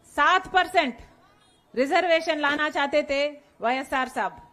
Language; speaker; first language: Hindi; non-native, local second language; Telugu